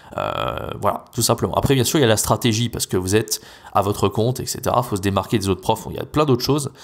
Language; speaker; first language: French; native; French